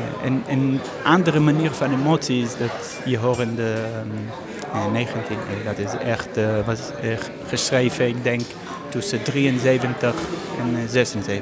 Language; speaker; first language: Dutch; non-native, learner; Hebrew